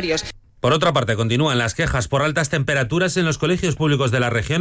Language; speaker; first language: Spanish; native; Spanish